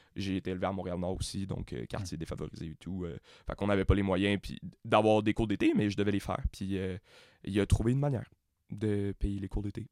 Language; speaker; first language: French; native; French